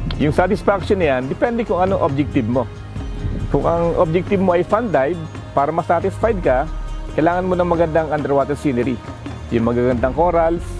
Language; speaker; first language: Filipino; native; Filipino